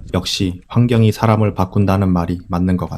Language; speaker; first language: Korean; native; Korean